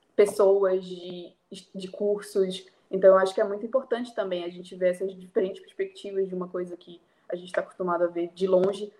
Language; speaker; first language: Portuguese; native; Portuguese